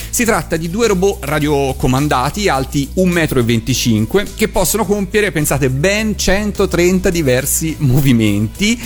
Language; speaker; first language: Italian; native; Italian